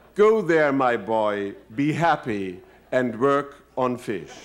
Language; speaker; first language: English; non-native, fluent; German